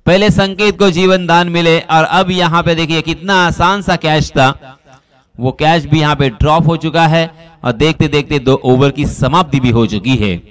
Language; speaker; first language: Hindi; non-native, local second language; Marathi